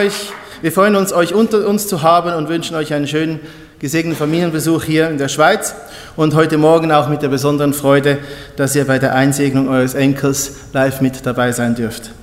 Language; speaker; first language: German; native; German